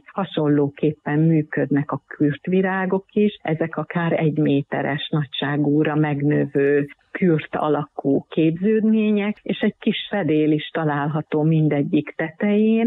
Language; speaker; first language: Hungarian; native; Hungarian